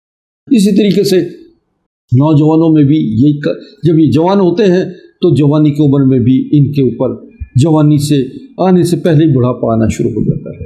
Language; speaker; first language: Urdu; native; Urdu